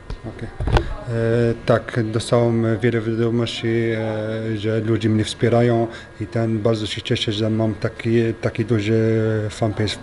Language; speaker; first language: Polish; non-native, learner; French